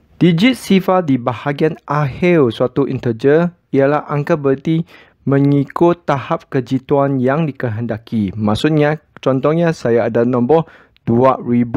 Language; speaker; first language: Malay; non-native, local second language; Chinese